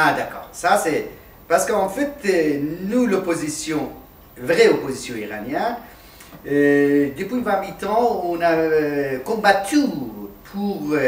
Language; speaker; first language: French; non-native, fluent; Persian